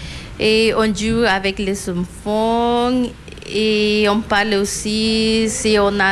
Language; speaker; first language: French; non-native, learner; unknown